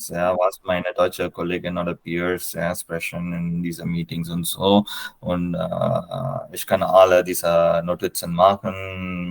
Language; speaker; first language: German; non-native, learner; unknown